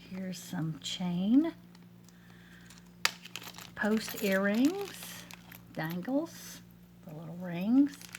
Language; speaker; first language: English; native; English